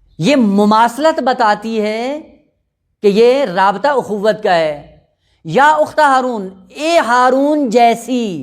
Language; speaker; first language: Urdu; non-native, local second language; Punjabi